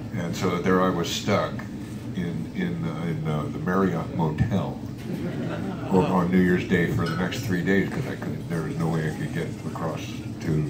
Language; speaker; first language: English; native; English